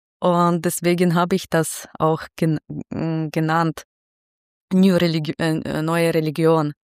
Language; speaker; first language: German; non-native, fluent; Ukrainian